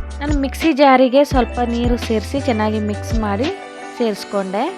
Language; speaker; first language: Kannada; non-native, local second language; Tulu